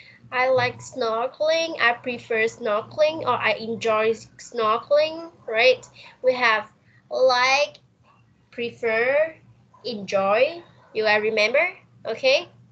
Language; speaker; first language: English; non-native, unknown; Vietnamese